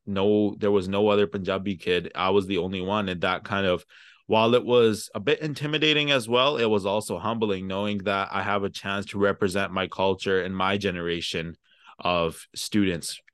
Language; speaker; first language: English; early bilingual, other home language; Punjabi